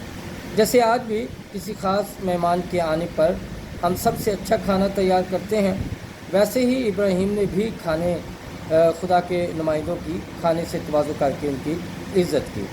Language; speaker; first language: Urdu; native; Urdu